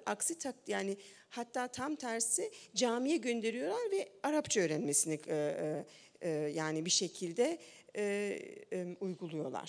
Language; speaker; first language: Turkish; early bilingual, heritage; Turkish